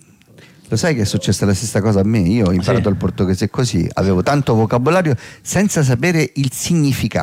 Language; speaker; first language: Italian; native; Italian